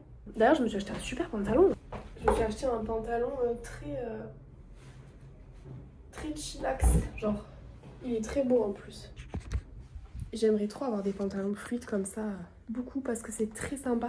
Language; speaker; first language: French; native; French